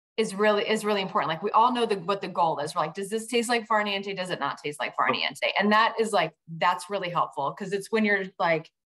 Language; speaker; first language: English; native; English